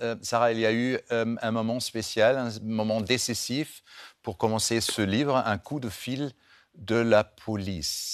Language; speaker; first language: French; non-native, fluent; German